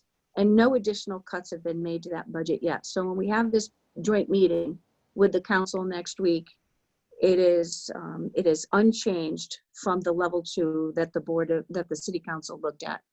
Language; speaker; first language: English; native; English